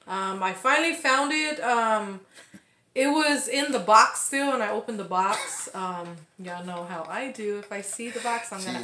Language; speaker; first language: English; native; English